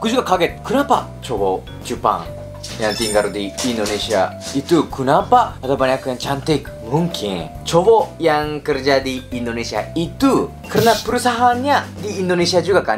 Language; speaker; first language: Indonesian; non-native, learner; Japanese